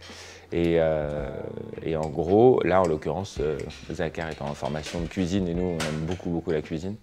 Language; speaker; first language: French; native; French